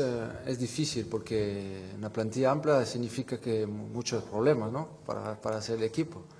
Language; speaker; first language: Spanish; non-native, fluent; French